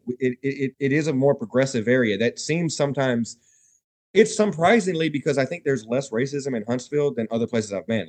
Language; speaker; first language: English; native; English